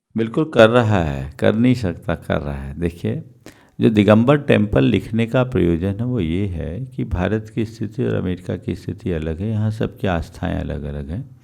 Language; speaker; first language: Hindi; native; Hindi